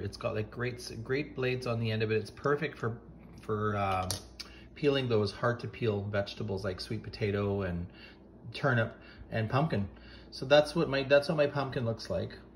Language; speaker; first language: English; native; English